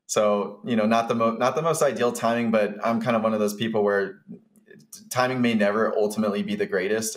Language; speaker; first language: English; native; English